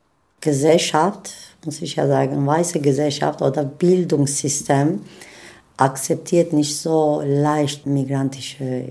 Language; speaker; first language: German; non-native, fluent; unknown